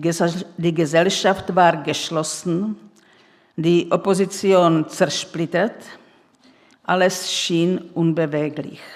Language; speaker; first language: German; non-native, fluent; Czech